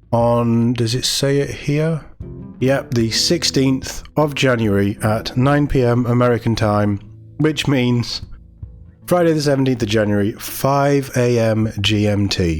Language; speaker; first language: English; native; English